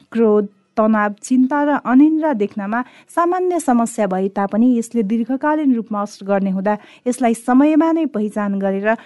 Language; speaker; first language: Nepali; native; Nepali